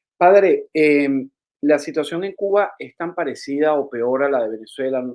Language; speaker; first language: Spanish; native; Spanish